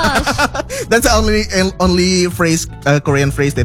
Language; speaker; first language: English; non-native, fluent; Indonesian